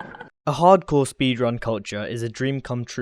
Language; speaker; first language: English; native; English